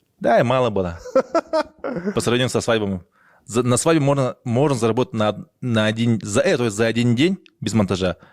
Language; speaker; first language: Russian; native; Russian